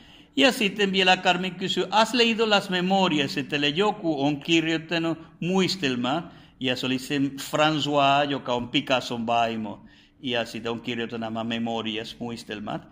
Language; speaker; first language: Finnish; non-native, fluent; Spanish